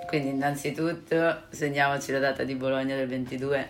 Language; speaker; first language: Italian; native; Italian